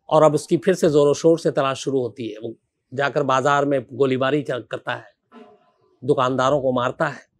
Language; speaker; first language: Hindi; native; Hindi